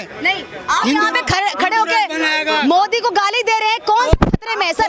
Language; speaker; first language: Hindi; native; Hindi